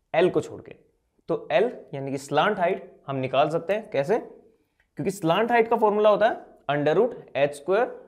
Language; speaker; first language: Hindi; native; Hindi